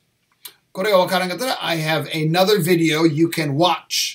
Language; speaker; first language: Japanese; non-native, learner; English